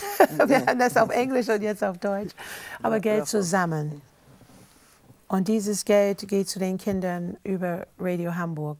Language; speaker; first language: German; non-native, fluent; English